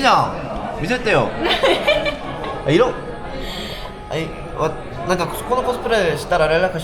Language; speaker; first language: Japanese; non-native, learner; Korean